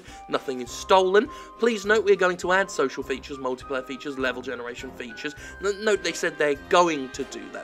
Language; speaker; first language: English; native; English